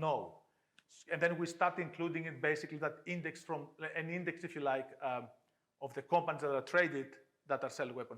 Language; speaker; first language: English; non-native, fluent; Greek